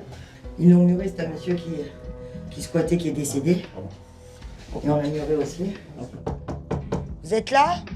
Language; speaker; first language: French; native; French